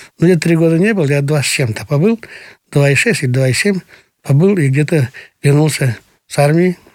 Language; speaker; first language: Russian; non-native, local second language; Kyrgyz